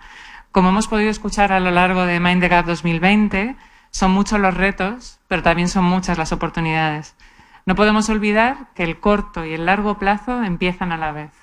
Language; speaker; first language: Spanish; native; Spanish